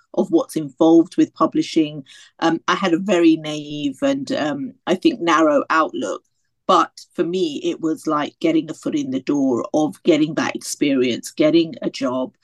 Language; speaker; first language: English; native; English